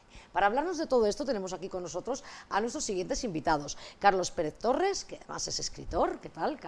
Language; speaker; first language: Spanish; native; Spanish